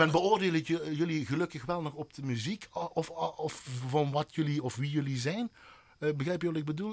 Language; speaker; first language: Dutch; native; Dutch